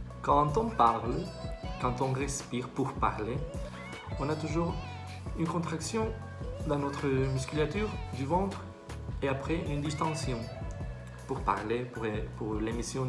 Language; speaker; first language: French; non-native, fluent; Spanish